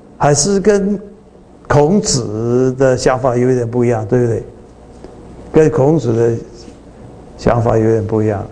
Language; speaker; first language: Chinese; non-native, fluent; English